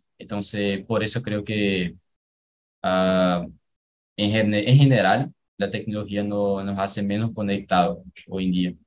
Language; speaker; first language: Spanish; non-native, fluent; Portuguese